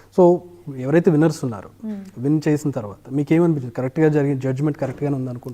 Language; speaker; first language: Telugu; native; Telugu